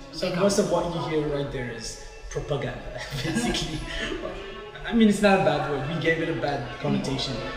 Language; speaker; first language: English; non-native, fluent; Arabic